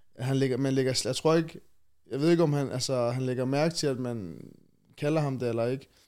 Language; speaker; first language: Danish; early bilingual, other home language; Chechen